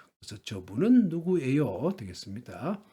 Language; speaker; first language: Korean; native; Korean